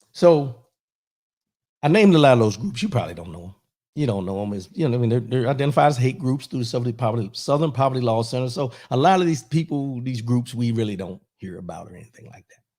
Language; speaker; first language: English; native; English